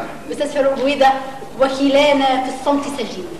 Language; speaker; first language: Arabic; native; Arabic